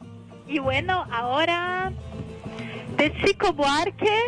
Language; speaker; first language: Spanish; non-native, learner; Portuguese